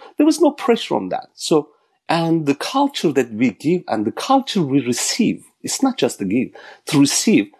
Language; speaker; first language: English; non-native, fluent; Turkish